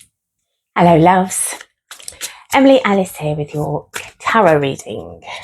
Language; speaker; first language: English; native; English